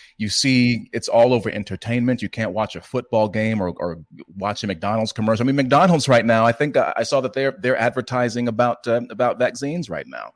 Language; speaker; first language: English; native; English